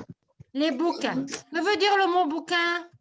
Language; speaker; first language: French; non-native, local second language; Arabic